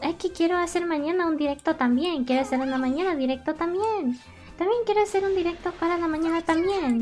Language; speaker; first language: Spanish; early bilingual, heritage; Spanish